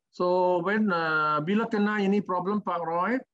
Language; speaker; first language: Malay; non-native, learner; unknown